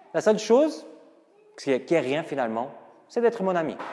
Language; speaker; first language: French; non-native, fluent; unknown